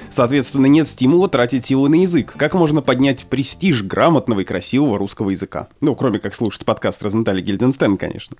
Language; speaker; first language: Russian; native; Russian